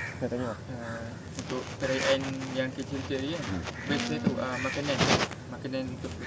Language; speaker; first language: Malay; native; Malay